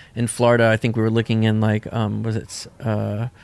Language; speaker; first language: English; native; English